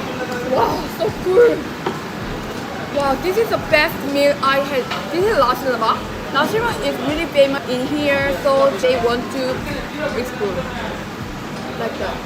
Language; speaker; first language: English; non-native, learner; Japanese